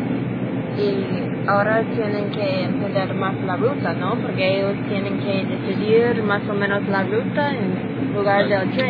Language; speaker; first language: Spanish; non-native, learner; English